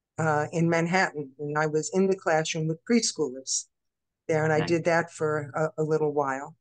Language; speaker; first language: English; native; English